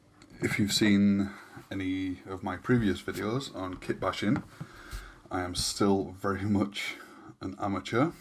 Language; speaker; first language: English; native; English